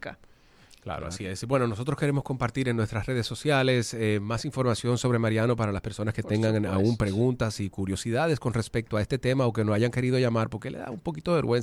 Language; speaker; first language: Spanish; native; Spanish